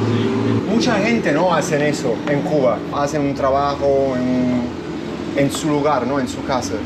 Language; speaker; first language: Spanish; non-native, learner; Italian